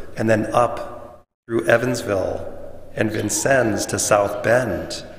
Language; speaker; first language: English; native; English